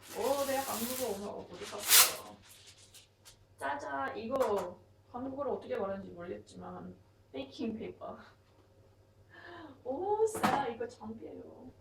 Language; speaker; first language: Korean; non-native, learner; English